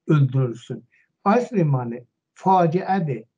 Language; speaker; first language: Turkish; non-native, fluent; Azerbaijani